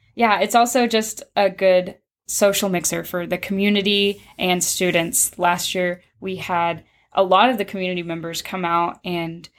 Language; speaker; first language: English; early bilingual, other home language; Spanish